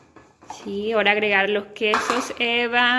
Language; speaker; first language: Spanish; native; Spanish